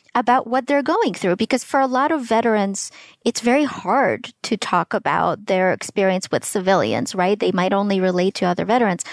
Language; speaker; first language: English; early bilingual, other home language; Russian